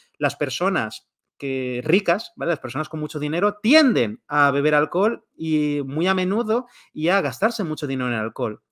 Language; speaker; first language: Spanish; native; Spanish